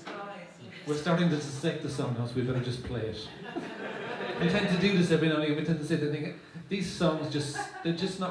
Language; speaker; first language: English; native; English